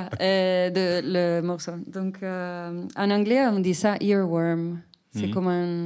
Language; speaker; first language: French; non-native, fluent; Spanish